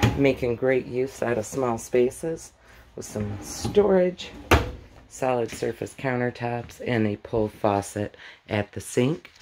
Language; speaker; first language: English; native; English